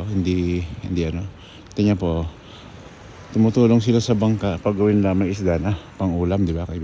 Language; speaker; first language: Filipino; native; Filipino